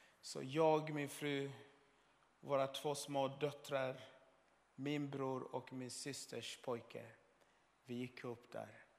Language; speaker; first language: Swedish; non-native, fluent; Swahili